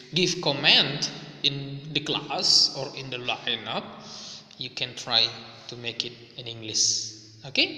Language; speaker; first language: English; non-native, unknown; Indonesian